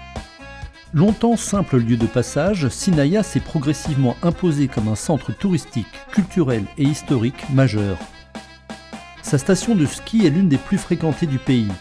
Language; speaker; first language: French; native; French